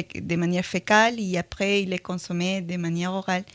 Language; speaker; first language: French; non-native, fluent; Spanish